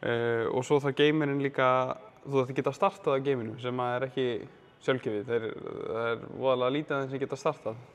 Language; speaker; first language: Icelandic; native; Icelandic